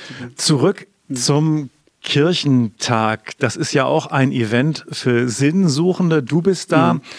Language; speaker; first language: German; native; German